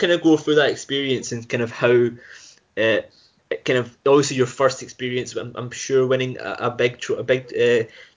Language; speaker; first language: English; native; English